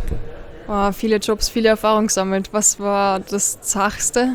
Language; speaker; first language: German; native; German